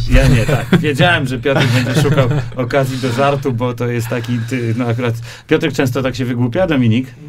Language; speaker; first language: Polish; native; Polish